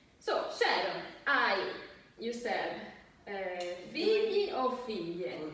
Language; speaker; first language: English; non-native, fluent; Italian